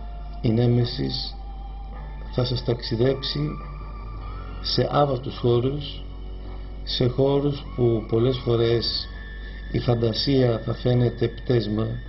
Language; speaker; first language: Greek; native; Greek